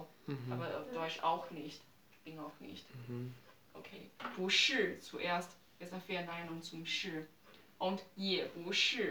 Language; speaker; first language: German; non-native, learner; Chinese